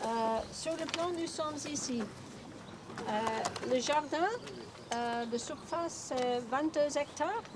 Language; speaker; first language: French; non-native, fluent; English